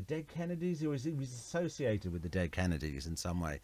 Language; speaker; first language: English; native; English